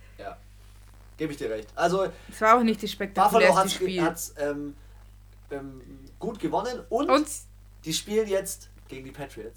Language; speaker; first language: German; native; German